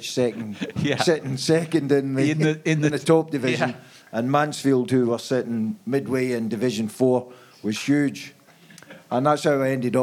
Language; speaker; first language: English; native; English